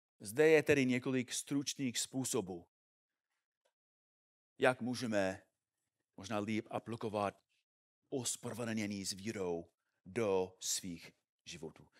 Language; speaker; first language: Czech; non-native, fluent; English